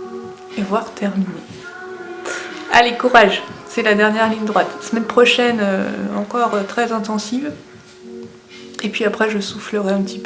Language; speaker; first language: French; native; French